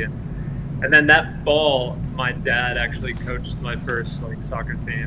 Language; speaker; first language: English; early bilingual, other home language; Spanish